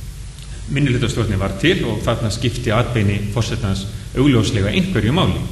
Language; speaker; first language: Icelandic; native; Icelandic